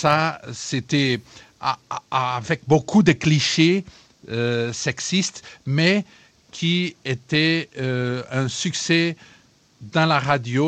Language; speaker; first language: French; non-native, fluent; Portuguese